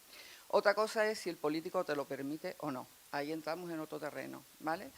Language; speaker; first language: Spanish; native; Spanish